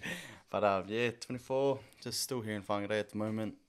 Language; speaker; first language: English; native; English